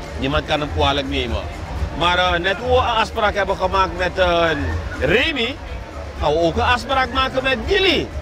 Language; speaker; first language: Dutch; native; Dutch